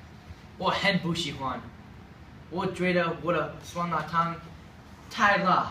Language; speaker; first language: Chinese; non-native, learner; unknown